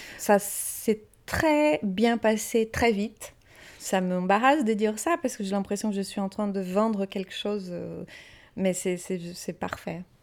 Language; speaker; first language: French; non-native, fluent; Portuguese